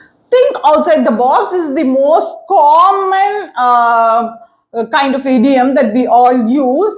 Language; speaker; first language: English; non-native, local second language; Tamil